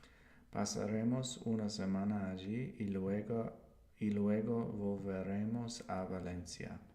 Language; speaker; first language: Spanish; non-native, learner; English